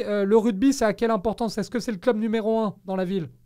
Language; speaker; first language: French; native; French